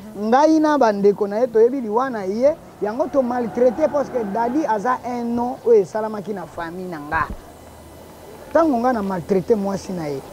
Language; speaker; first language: Lingala; native; Lingala